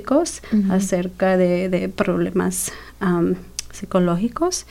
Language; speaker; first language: Spanish; early bilingual, heritage; Spanish